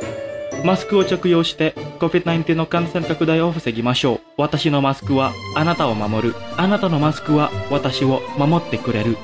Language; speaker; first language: Japanese; non-native, fluent; Indonesian